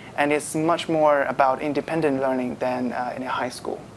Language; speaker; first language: English; non-native, fluent; Chinese